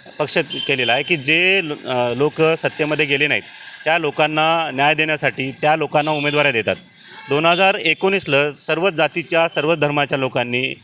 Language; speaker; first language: Marathi; native; Marathi